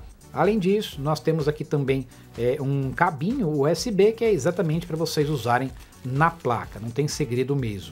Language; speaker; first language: Portuguese; native; Portuguese